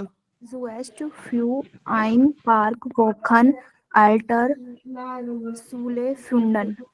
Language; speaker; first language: German; non-native, learner; Hindi